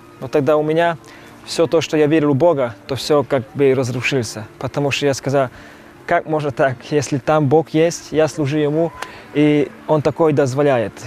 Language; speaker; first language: Russian; non-native, local second language; Romany